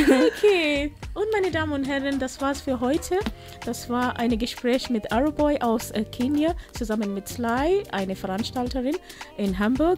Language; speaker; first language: German; non-native, local second language; Swahili